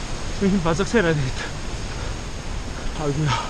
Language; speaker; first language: Korean; native; Korean